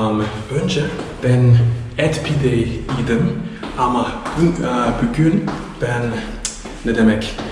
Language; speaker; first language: Turkish; non-native, learner; English